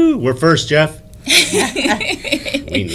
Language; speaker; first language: English; native; English